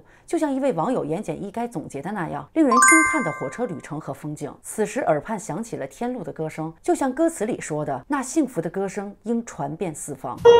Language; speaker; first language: Chinese; native; Chinese